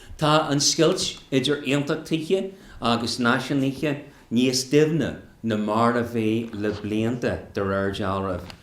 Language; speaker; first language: Irish; non-native, local second language; English